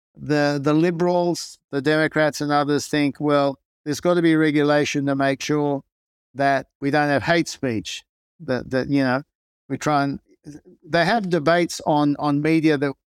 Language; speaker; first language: English; non-native, local second language; Greek